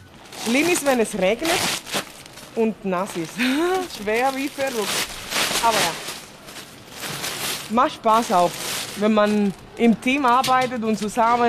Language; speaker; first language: German; non-native, fluent; Spanish